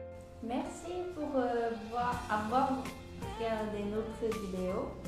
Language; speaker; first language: French; non-native, learner; Korean